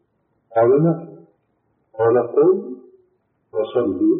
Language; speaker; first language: Arabic; native; Arabic